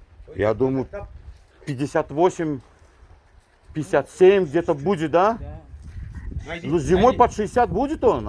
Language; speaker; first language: Russian; native; Russian